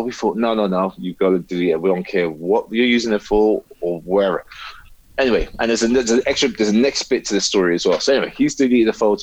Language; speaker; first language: English; native; English